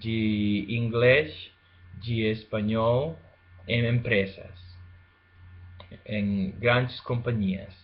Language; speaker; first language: Portuguese; non-native, fluent; Spanish